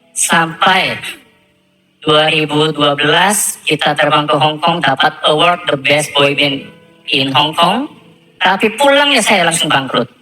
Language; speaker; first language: Indonesian; non-native, fluent; Korean